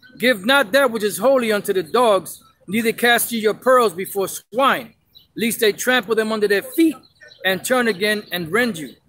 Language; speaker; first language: English; native; English